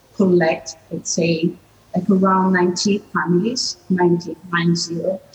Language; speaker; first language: English; non-native, fluent; Italian